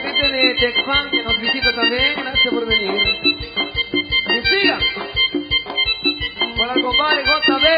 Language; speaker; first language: Spanish; native; Spanish